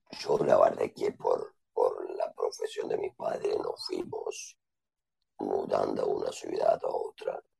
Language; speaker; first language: Spanish; non-native, fluent; Turkish